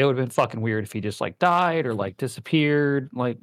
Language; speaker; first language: English; native; English